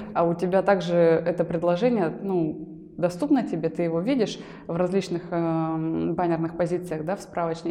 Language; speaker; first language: Russian; native; Russian